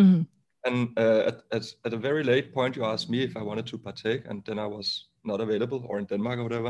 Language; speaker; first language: English; non-native, fluent; Danish